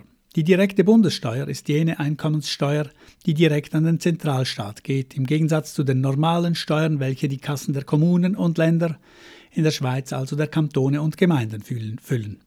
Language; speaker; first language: German; native; German